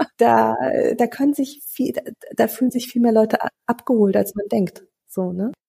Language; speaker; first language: German; early bilingual, other home language; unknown